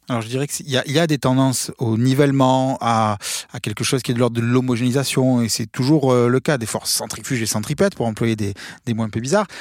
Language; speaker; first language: French; native; French